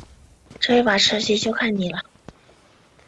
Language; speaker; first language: Chinese; native; Chinese